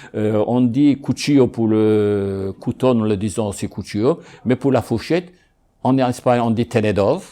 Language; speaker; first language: French; non-native, fluent; Ladino